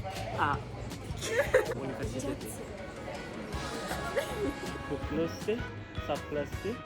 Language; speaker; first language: Russian; non-native, learner; Indonesian